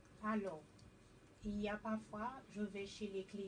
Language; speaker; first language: French; native; French